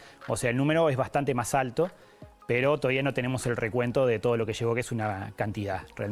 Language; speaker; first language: Spanish; native; Spanish